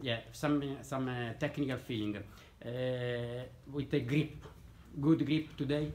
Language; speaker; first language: English; non-native, learner; Italian